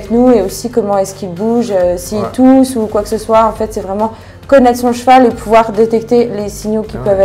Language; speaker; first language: French; native; French